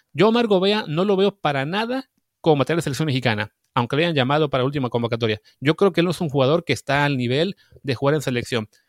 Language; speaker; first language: Spanish; native; Spanish